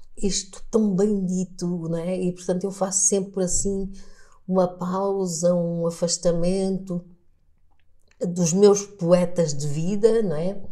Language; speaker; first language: Portuguese; native; Portuguese